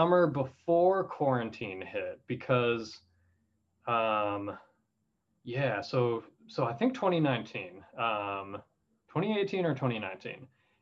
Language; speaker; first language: English; native; English